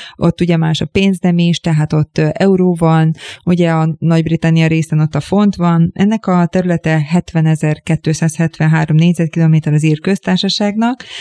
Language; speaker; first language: Hungarian; native; Hungarian